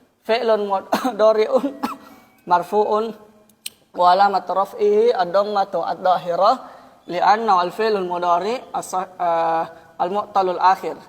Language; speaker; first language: Arabic; non-native, fluent; Indonesian